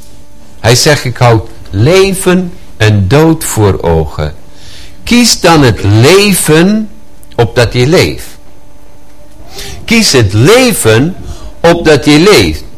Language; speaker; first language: Dutch; non-native, fluent; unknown